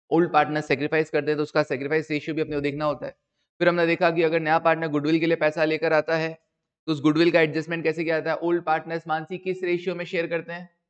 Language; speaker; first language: Hindi; native; Hindi